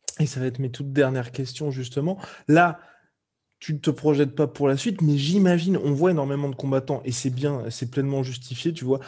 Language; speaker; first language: French; native; French